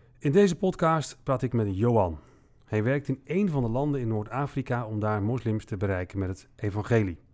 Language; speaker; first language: Dutch; native; Dutch